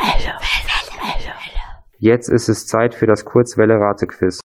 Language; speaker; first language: German; native; German